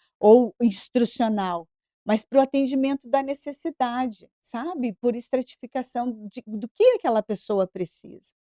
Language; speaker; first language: Portuguese; native; Portuguese